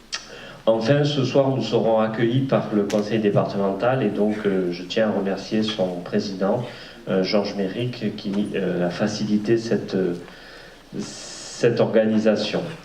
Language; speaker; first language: French; native; French